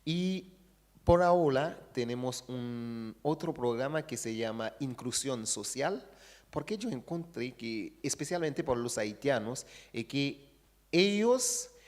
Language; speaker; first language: Spanish; non-native, fluent; Haitian Creole